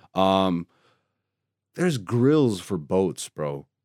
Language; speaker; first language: English; non-native, fluent; Greek